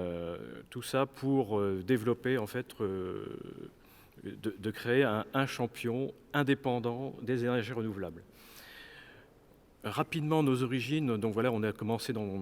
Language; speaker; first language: French; native; French